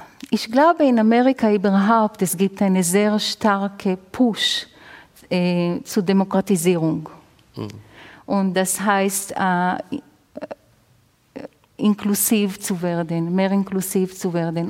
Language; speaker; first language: German; non-native, fluent; Hebrew